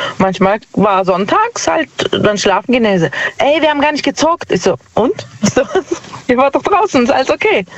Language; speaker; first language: German; native; German